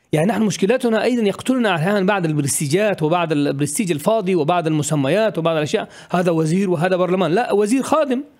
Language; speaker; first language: Arabic; non-native, fluent; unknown